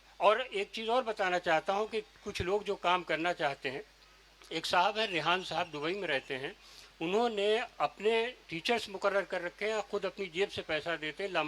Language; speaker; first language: Urdu; native; Urdu